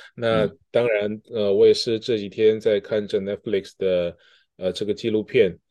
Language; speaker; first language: Chinese; early bilingual, heritage; Chinese